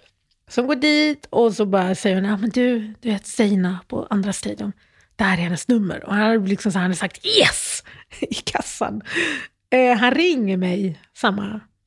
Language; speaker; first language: Swedish; early bilingual, other home language; Arabic